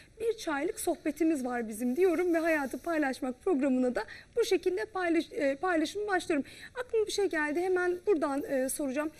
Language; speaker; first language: Turkish; native; Turkish